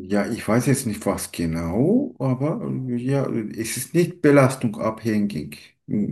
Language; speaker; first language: German; non-native, learner; Turkish